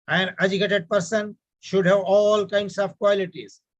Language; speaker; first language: English; non-native, local second language; Urdu